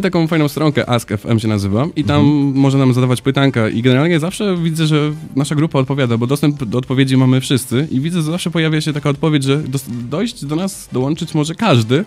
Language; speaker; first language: Polish; native; Polish